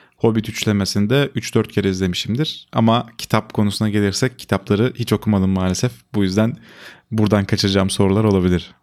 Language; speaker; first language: Turkish; native; Turkish